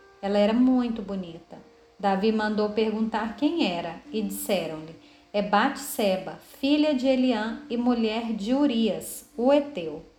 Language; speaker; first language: Portuguese; native; Portuguese